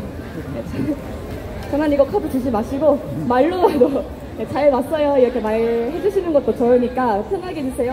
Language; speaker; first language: Korean; non-native, fluent; Japanese